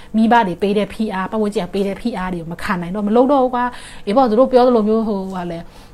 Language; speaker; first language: Burmese; non-native, local second language; Shan